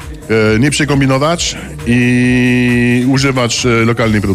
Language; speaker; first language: Polish; non-native, fluent; French